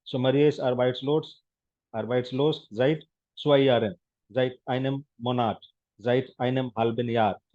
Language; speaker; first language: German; non-native, fluent; Hindi